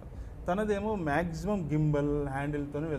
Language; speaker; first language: Telugu; native; Telugu